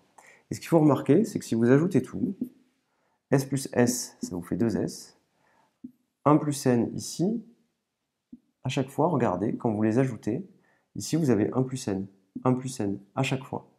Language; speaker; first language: French; native; French